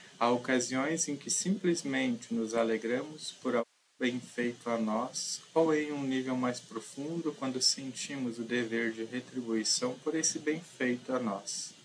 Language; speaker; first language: Portuguese; native; Portuguese